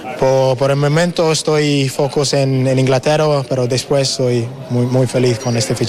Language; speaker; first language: Spanish; non-native, learner; English